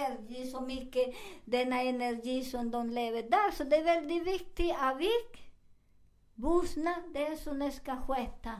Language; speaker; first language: Swedish; non-native, learner; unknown